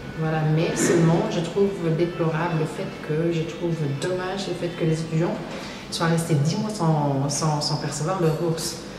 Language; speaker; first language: French; non-native, local second language; Wolof